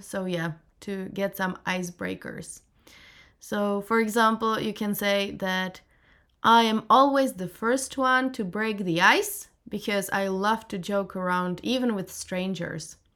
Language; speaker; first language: English; non-native, fluent; Czech